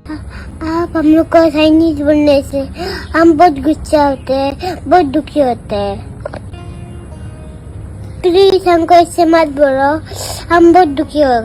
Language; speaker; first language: Hindi; non-native, local second language; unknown